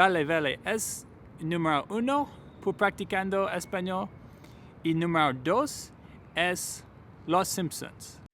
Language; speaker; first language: Spanish; non-native, learner; English